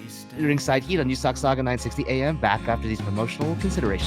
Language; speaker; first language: English; native; English